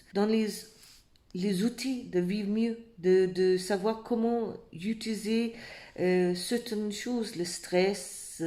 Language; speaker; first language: French; non-native, fluent; English